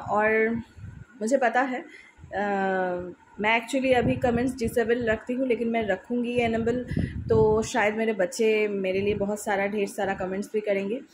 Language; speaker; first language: Hindi; non-native, local second language; Bangla